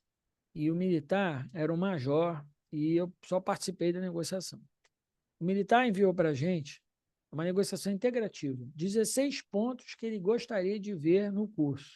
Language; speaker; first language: Portuguese; native; Portuguese